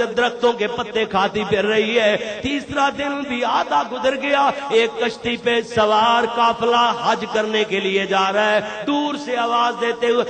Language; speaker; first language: Urdu; non-native, local second language; Punjabi